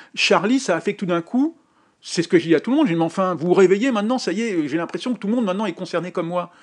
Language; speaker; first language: French; native; French